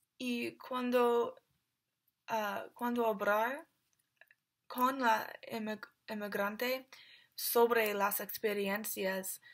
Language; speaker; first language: Spanish; non-native, learner; English